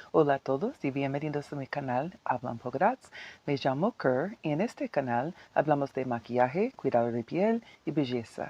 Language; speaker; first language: Spanish; non-native, learner; English